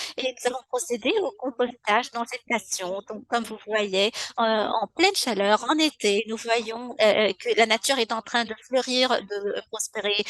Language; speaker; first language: French; non-native, local second language; Arabic